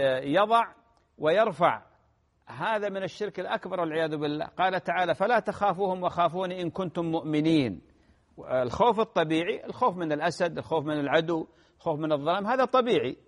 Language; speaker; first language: Arabic; native; Arabic